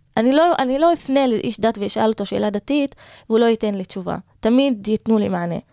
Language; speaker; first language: Hebrew; non-native, local second language; Arabic